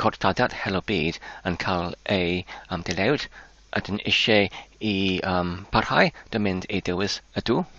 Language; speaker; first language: Welsh; non-native, learner; English